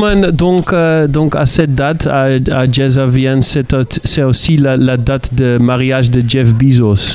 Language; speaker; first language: French; non-native, learner; Dutch